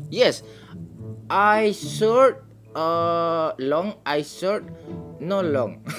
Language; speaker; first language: English; non-native, learner; Indonesian